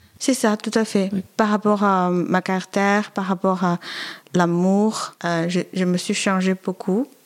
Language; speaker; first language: French; non-native, learner; Chinese